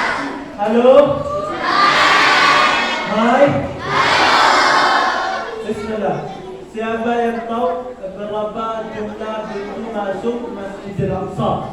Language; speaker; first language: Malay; non-native, learner; Arabic